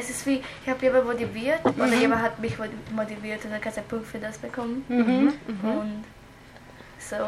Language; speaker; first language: German; early bilingual, other home language; Croatian